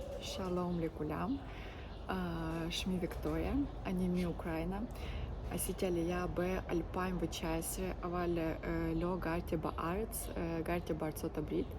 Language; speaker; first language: Hebrew; non-native, learner; Ukrainian